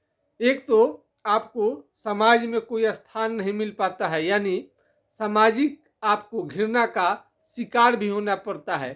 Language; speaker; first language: Hindi; non-native, local second language; Bhojpuri